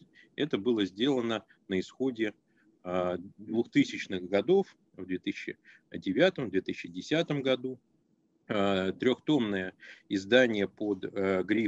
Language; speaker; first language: Russian; native; Russian